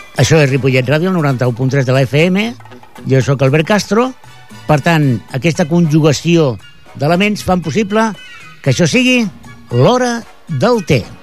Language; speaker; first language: Catalan; native; Catalan